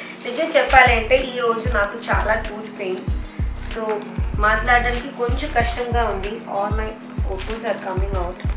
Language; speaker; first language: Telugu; non-native, learner; Malayalam